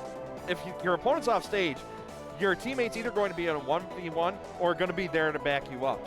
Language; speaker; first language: English; native; English